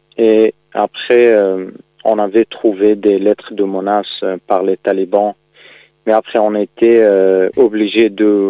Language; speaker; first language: French; non-native, fluent; Persian